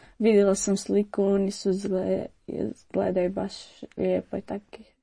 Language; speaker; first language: Croatian; non-native, learner; Arabic